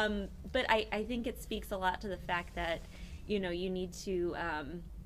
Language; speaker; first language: English; native; English